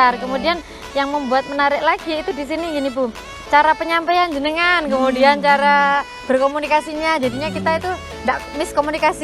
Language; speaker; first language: Indonesian; native; Indonesian